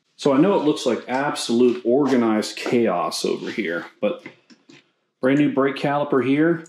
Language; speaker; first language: English; native; English